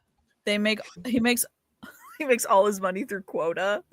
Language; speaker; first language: English; native; English